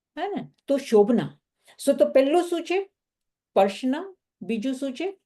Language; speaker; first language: Gujarati; early bilingual, heritage; Gujarati